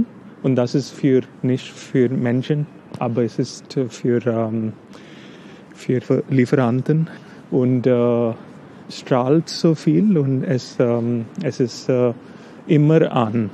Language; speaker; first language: German; non-native, learner; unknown